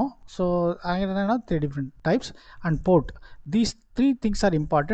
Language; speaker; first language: English; non-native, local second language; Tamil